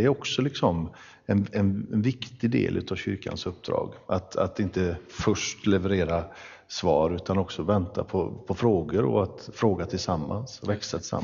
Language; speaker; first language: Swedish; native; Swedish